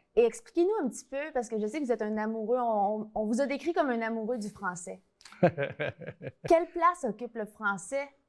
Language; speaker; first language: French; early bilingual, other home language; Italian